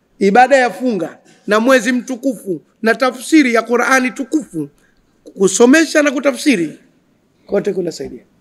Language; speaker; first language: Swahili; native; Swahili